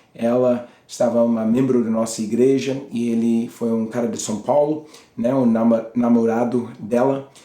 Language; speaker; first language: Portuguese; non-native, learner; English